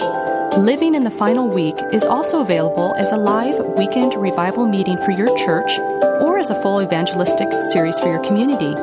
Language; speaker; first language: English; native; English